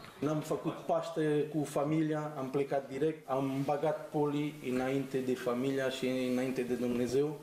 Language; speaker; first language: Romanian; non-native, learner; Portuguese